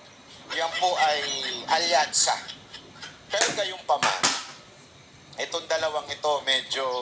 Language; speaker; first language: Filipino; non-native, local second language; Cebuano